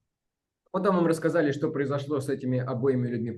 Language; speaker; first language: Russian; native; Russian